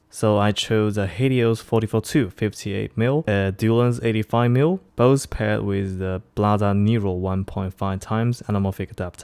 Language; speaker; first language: English; non-native, fluent; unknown